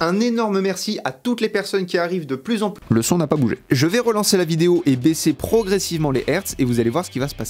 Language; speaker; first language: French; native; French